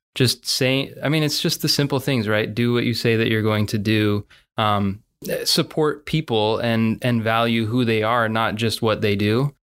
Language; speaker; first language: English; native; English